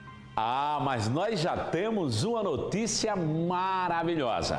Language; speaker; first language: Portuguese; native; Portuguese